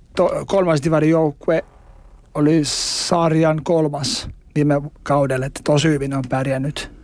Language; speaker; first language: Finnish; non-native, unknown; Albanian